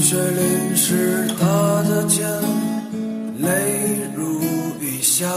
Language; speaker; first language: Chinese; native; Chinese